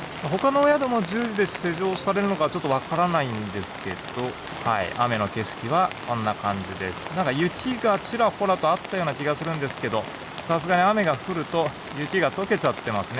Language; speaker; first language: Japanese; native; Japanese